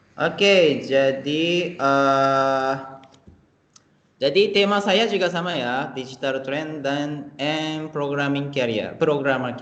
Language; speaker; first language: Indonesian; non-native, fluent; Japanese